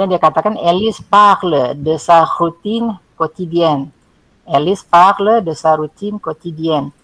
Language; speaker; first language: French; non-native, fluent; Indonesian